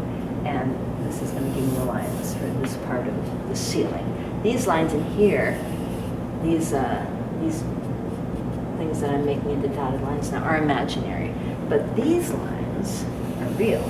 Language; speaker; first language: English; native; English